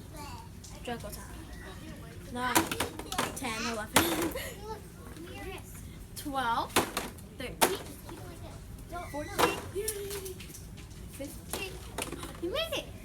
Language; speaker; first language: English; native; English